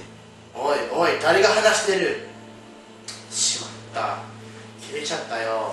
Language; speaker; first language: Japanese; non-native, learner; English